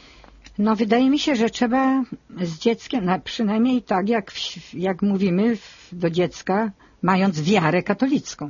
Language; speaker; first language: Polish; native; Polish